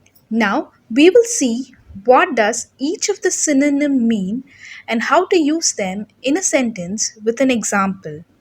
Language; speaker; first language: English; non-native, local second language; Tamil